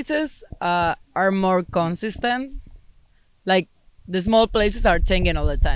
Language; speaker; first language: English; non-native, fluent; Spanish